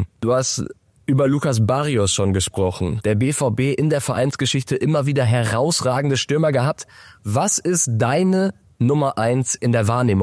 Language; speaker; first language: German; native; German